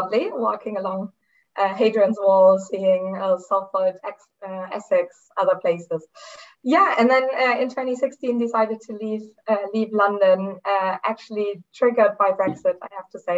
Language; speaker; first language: English; non-native, fluent; German